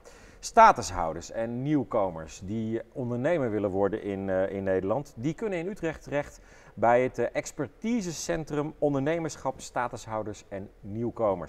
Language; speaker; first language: Dutch; native; Dutch